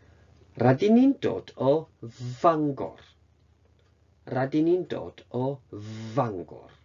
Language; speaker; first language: Welsh; non-native, fluent; Japanese